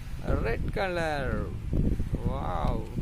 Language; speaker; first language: English; non-native, learner; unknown